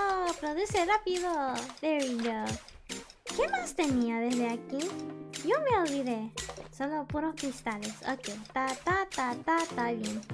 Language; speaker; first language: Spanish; early bilingual, heritage; Spanish